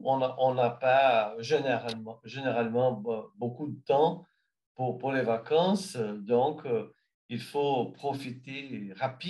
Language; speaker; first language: French; non-native, learner; Portuguese